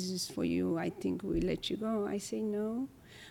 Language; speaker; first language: English; non-native, learner; Tigrinya